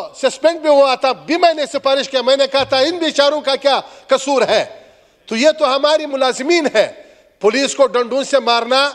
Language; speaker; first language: Urdu; non-native, local second language; Pashto